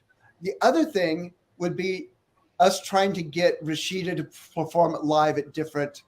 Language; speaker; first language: English; native; English